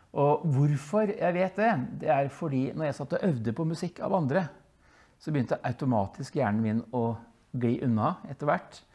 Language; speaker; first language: Norwegian; early bilingual, other home language; Dutch